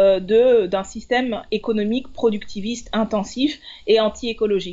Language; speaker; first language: French; native; French